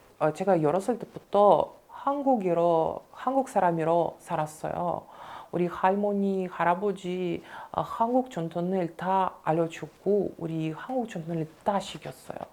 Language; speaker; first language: Korean; early bilingual, other home language; Russian